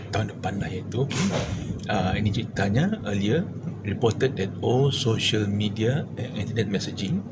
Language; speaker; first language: English; non-native, local second language; Malay